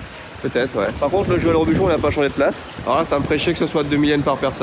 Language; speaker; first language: French; native; French